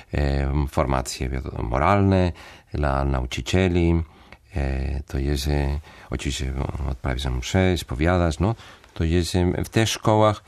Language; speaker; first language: Polish; non-native, fluent; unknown